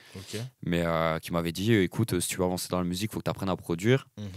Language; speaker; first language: French; native; French